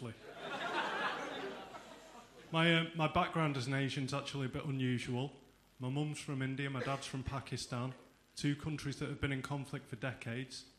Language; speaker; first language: English; native; English